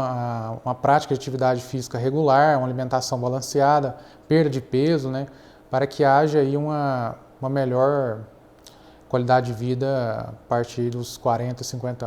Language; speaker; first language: Portuguese; native; Portuguese